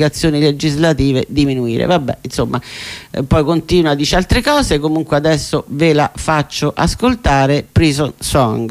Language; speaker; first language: Italian; native; Italian